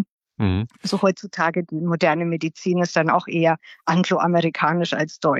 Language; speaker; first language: German; native; German